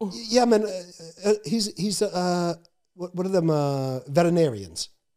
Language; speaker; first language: English; native; English